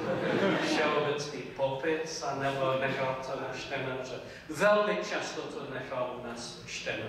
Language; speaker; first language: Czech; non-native, fluent; English